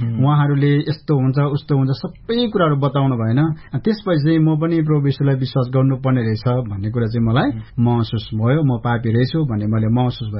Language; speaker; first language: Nepali; non-native, local second language; Eastern Tamang